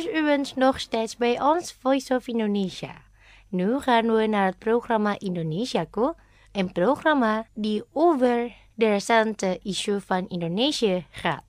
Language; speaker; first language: Dutch; non-native, local second language; Indonesian